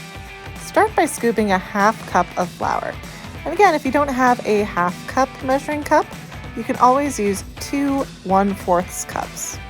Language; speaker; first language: English; native; English